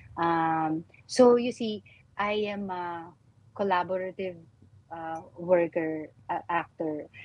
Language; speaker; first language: Filipino; native; Filipino